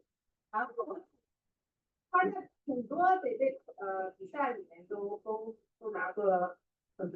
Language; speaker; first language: Chinese; native; Chinese